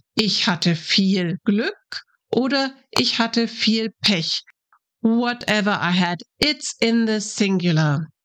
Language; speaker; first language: English; non-native, fluent; German